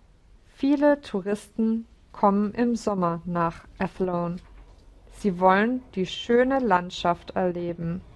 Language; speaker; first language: German; non-native, learner; English